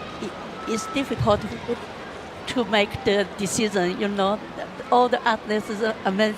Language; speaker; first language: English; non-native, learner; Chinese